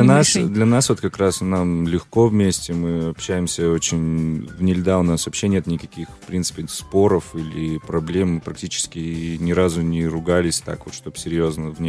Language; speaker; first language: Russian; native; Russian